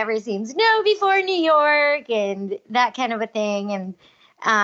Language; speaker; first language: English; non-native, local second language; Cebuano